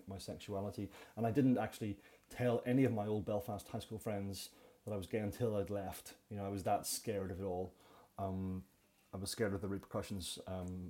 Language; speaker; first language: English; native; English